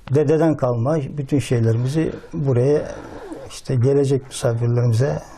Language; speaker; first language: Turkish; native; Turkish